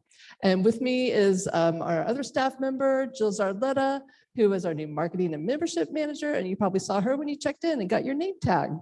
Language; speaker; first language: English; native; English